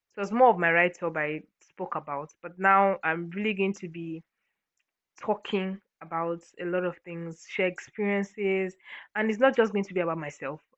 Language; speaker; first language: English; non-native, local second language; Ibibio